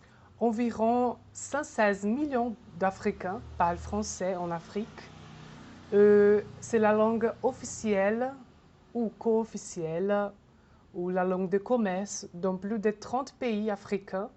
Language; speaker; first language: French; non-native, fluent; Portuguese